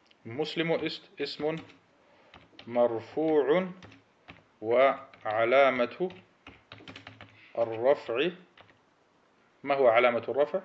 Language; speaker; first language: Arabic; early bilingual, heritage; Arabic